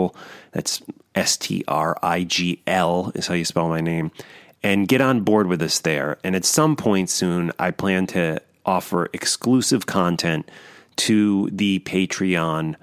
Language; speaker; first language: English; native; English